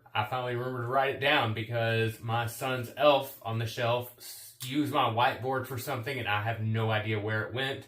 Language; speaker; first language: English; native; English